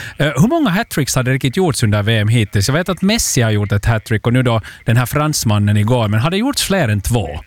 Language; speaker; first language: Swedish; native; Swedish